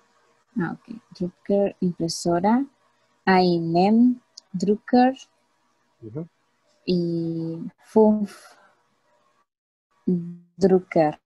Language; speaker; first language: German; non-native, learner; Spanish